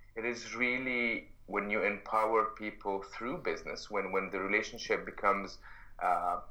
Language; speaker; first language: English; non-native, fluent; Arabic